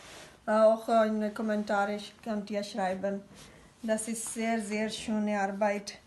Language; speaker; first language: German; non-native, learner; Urdu